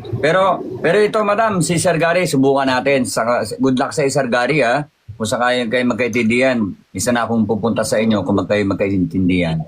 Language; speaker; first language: Filipino; native; Filipino